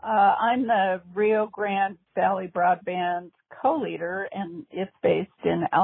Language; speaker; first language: English; native; English